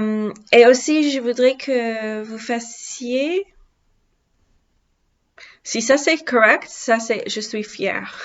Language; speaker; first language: French; non-native, learner; English